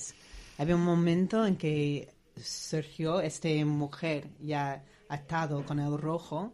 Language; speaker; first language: Spanish; non-native, fluent; English